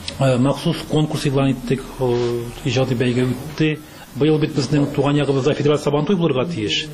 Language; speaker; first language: Tatar; native; Tatar